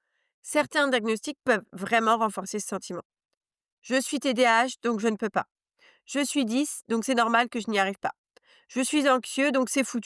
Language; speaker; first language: French; native; French